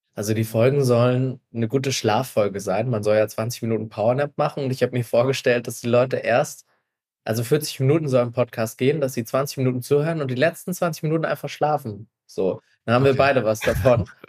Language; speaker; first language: German; native; German